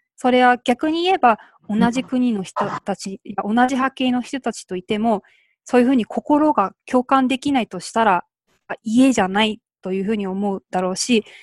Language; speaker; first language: Japanese; early bilingual, other home language; Korean